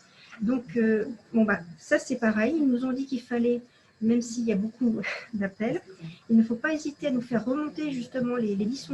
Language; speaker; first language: French; native; French